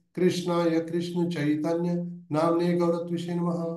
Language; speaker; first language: Hindi; non-native, local second language; Marathi